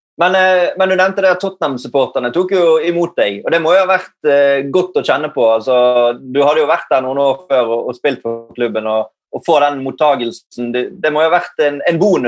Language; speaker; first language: Norwegian; native; Norwegian